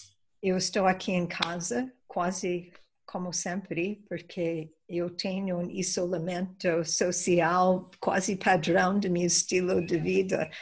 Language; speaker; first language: Portuguese; non-native, fluent; Spanish